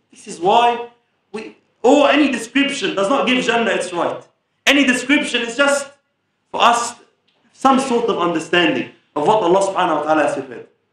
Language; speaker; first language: English; early bilingual, other home language; Arabic